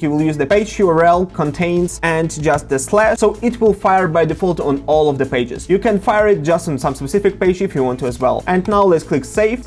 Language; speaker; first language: English; non-native, fluent; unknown